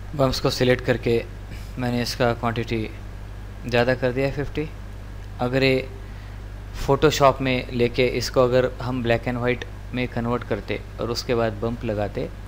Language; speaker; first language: Hindi; non-native, local second language; Marathi